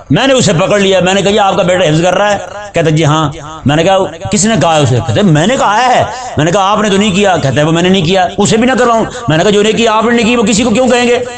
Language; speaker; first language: Urdu; non-native, local second language; Punjabi